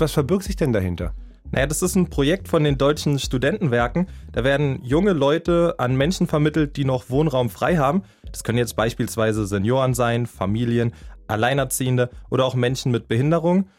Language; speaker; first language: German; native; German